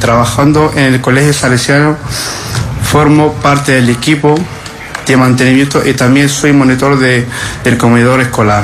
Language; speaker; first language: Spanish; non-native, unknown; Arabic